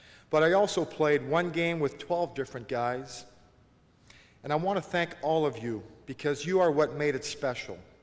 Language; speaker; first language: English; non-native, local second language; French